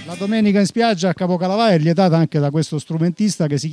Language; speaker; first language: Italian; native; Italian